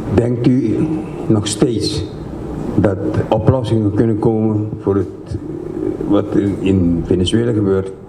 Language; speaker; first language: Dutch; non-native, local second language; Papiamento